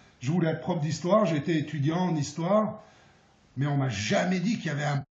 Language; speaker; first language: French; early bilingual, other home language; Arabic